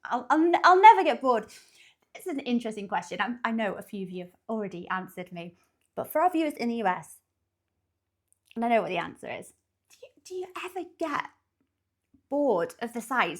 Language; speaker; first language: English; native; English